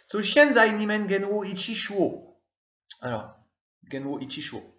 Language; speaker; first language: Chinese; non-native, learner; French